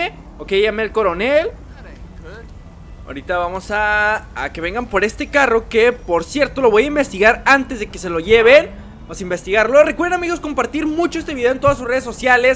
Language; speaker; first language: Spanish; native; Spanish